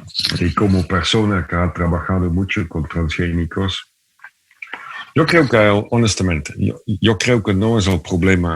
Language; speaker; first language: Spanish; non-native, fluent; Dutch